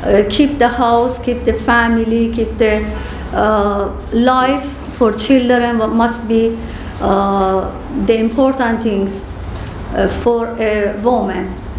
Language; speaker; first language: English; non-native, learner; Persian